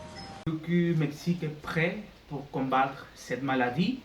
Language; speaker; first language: French; non-native, learner; Spanish